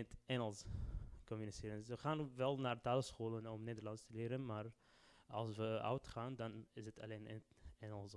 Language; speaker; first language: Dutch; non-native, learner; Arabic